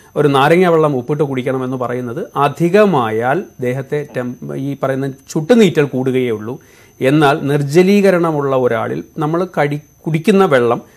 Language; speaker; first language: Malayalam; native; Malayalam